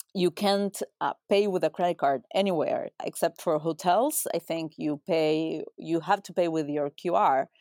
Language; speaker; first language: English; non-native, fluent; Spanish